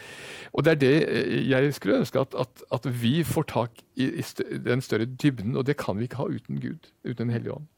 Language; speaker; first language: Norwegian; native; Norwegian